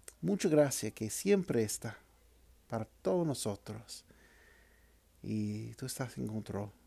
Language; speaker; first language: Spanish; non-native, fluent; English